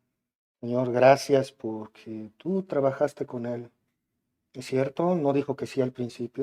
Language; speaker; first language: Spanish; native; Spanish